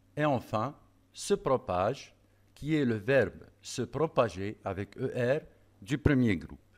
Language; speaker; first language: French; non-native, local second language; Arabic